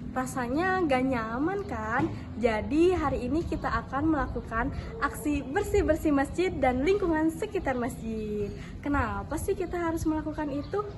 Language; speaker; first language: Indonesian; native; Indonesian